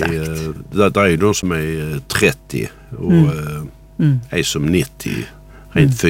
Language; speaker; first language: Swedish; native; Swedish